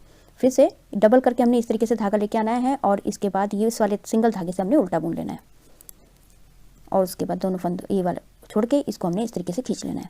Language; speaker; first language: Hindi; non-native, local second language; Punjabi